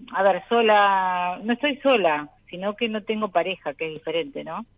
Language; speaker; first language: Spanish; native; Spanish